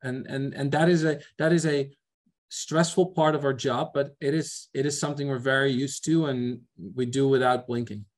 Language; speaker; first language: English; non-native, fluent; Dutch